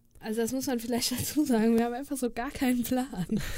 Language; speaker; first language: German; native; German